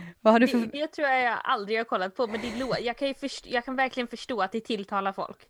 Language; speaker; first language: Swedish; native; Swedish